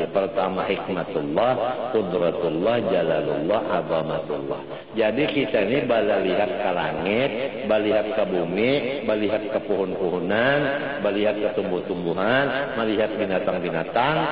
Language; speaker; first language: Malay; non-native, local second language; Banjar